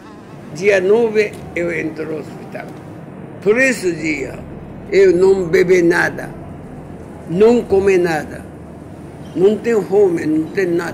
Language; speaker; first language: Portuguese; non-native, learner; Japanese